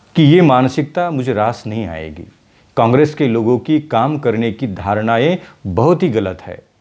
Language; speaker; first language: Hindi; non-native, local second language; Marathi